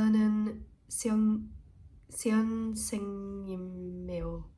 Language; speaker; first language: Korean; non-native, learner; English